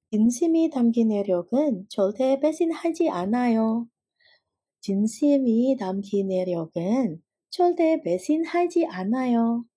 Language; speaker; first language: Korean; non-native, fluent; Indonesian